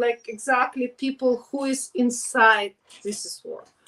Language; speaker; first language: English; non-native, learner; Ukrainian